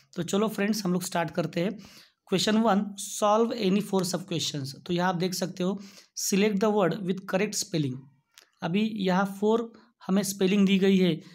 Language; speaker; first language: Hindi; non-native, local second language; Marathi